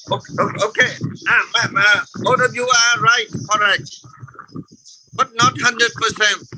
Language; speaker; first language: English; non-native, fluent; Vietnamese